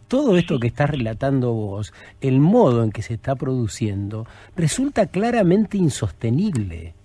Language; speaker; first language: Spanish; native; Spanish